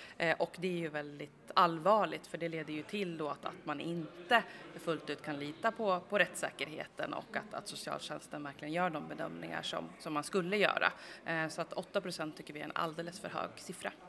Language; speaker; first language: Swedish; native; Swedish